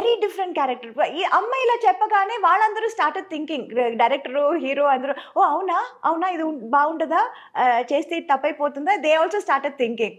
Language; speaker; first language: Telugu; non-native, local second language; Tamil